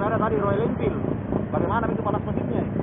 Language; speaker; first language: Malay; native; Malay